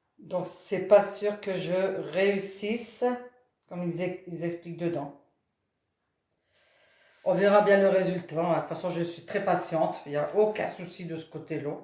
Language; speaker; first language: French; native; French